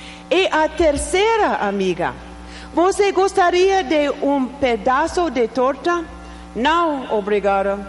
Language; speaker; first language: Portuguese; non-native, learner; English